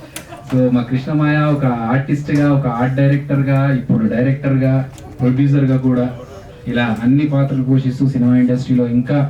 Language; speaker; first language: Telugu; native; Telugu